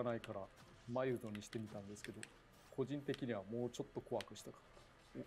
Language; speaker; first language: Japanese; native; Japanese